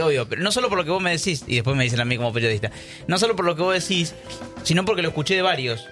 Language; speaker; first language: Spanish; native; Spanish